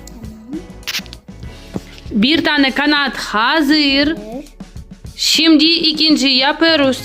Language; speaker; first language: Turkish; non-native, learner; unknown